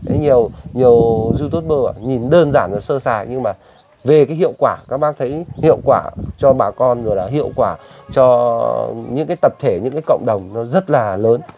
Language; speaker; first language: Vietnamese; native; Vietnamese